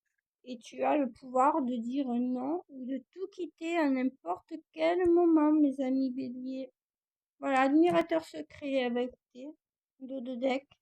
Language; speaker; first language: French; native; French